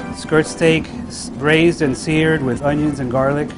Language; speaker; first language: English; native; English